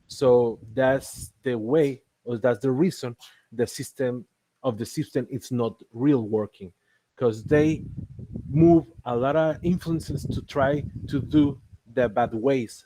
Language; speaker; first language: English; non-native, learner; Spanish